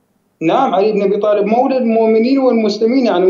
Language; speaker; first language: Arabic; native; Arabic